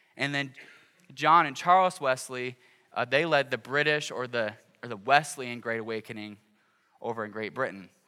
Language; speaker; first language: English; native; English